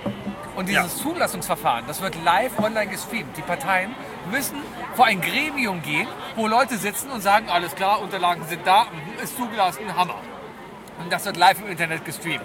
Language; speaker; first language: German; native; German